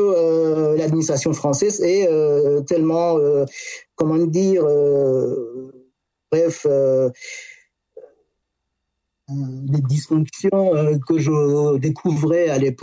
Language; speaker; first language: French; non-native, fluent; Persian